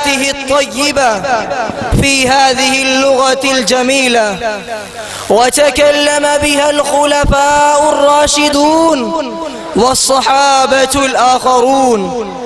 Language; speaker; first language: Arabic; non-native, learner; Urdu